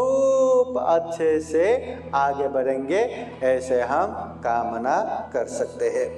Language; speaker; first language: Hindi; non-native, local second language; Marathi